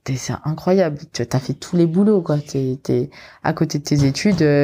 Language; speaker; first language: French; non-native, local second language; Morisyen